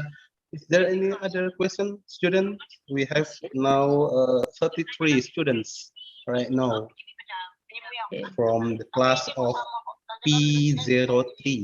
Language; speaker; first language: English; non-native, fluent; Indonesian